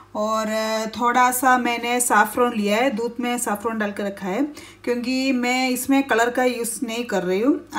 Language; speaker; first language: Hindi; non-native, local second language; Malayalam